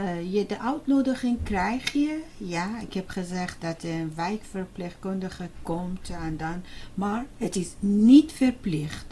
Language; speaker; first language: Dutch; non-native, fluent; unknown